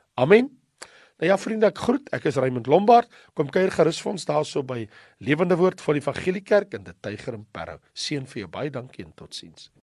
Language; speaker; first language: Afrikaans; native; Afrikaans